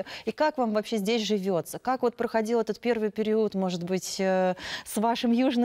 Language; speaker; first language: Russian; native; Russian